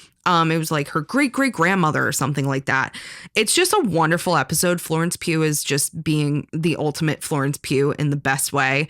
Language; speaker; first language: English; native; English